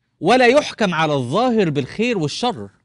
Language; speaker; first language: Arabic; native; Arabic